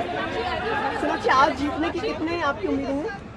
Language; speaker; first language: Hindi; native; Hindi